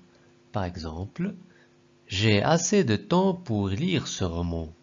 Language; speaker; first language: French; non-native, local second language; Arabic